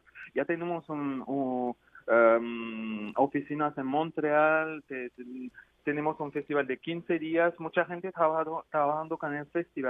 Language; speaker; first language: Spanish; non-native, fluent; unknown